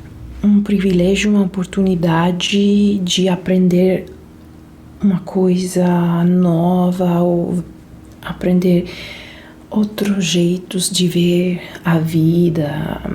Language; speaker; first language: Portuguese; non-native, fluent; Italian